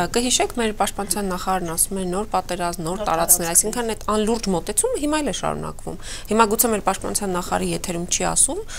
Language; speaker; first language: Armenian; native; Armenian